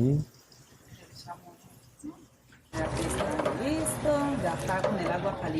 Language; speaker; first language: Spanish; native; Spanish